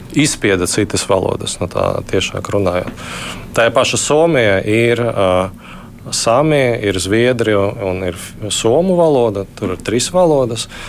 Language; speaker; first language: Latvian; non-native, local second language; Russian